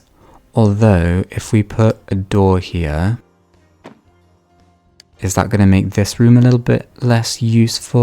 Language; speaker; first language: English; native; English